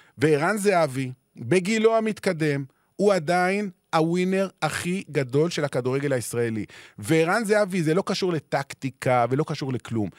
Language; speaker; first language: Hebrew; native; Hebrew